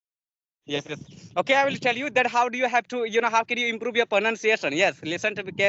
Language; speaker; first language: English; non-native, learner; Santali